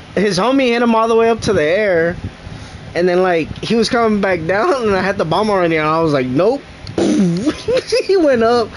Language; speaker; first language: English; early bilingual, other home language; Spanish